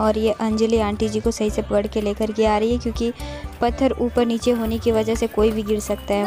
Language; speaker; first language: Hindi; native; Hindi